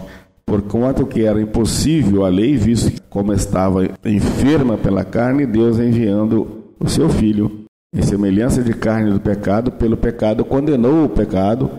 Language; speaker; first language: Portuguese; native; Portuguese